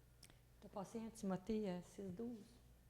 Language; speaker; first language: French; native; French